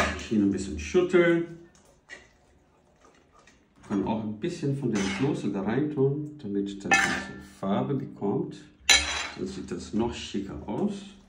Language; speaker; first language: German; non-native, fluent; Portuguese